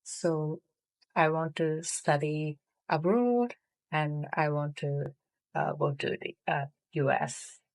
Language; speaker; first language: English; non-native, fluent; Japanese